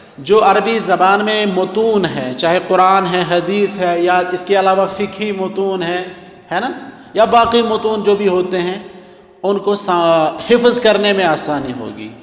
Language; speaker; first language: Urdu; non-native, local second language; Kashmiri